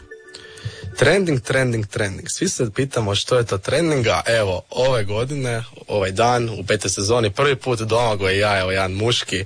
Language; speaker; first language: Serbian; native; Serbian